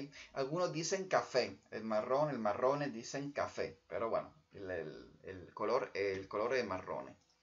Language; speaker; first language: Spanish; non-native, fluent; Italian